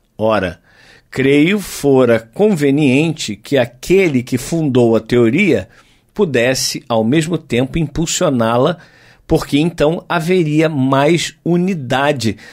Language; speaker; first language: Portuguese; native; Portuguese